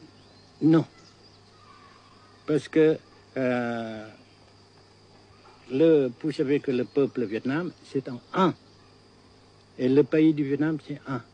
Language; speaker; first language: French; non-native, fluent; Vietnamese